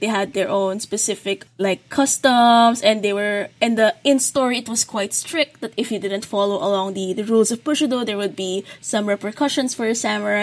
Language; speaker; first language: English; non-native, local second language; Filipino